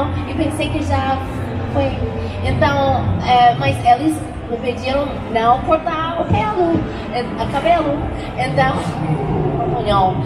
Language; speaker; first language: Portuguese; non-native, learner; English